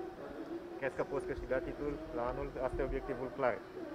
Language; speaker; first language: Romanian; native; Romanian